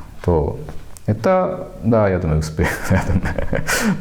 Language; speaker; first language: Russian; non-native, learner; Japanese